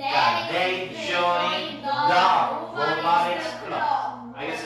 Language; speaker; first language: Korean; native; Korean